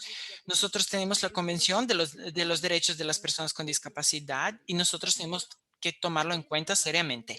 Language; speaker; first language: Spanish; non-native, fluent; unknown